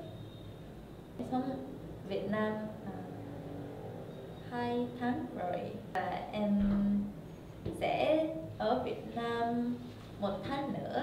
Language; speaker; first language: Vietnamese; non-native, learner; Japanese